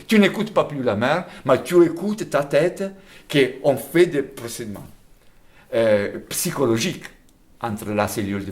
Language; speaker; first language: French; non-native, fluent; Italian